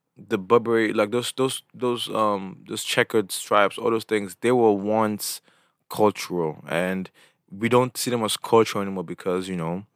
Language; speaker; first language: English; non-native, local second language; Igbo